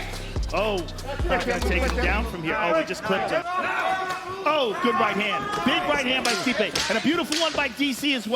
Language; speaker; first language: English; native; English